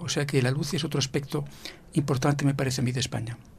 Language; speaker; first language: Spanish; native; Spanish